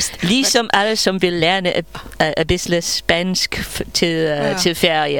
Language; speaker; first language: Danish; non-native, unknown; English